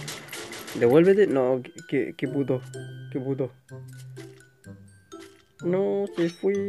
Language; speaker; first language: Spanish; native; Spanish